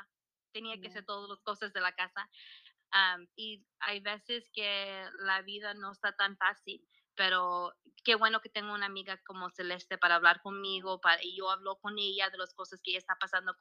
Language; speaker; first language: Spanish; early bilingual, heritage; Spanish